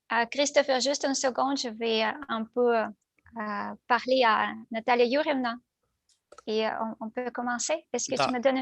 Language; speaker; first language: French; non-native, fluent; Russian